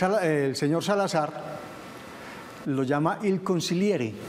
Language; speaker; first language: Spanish; native; Spanish